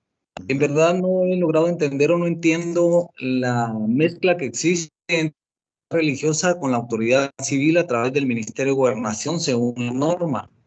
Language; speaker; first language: Spanish; native; Spanish